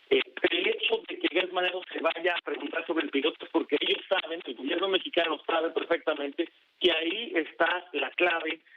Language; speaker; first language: Spanish; native; Spanish